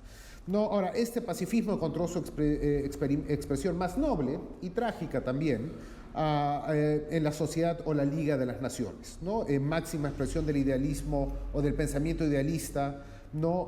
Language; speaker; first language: Spanish; native; Spanish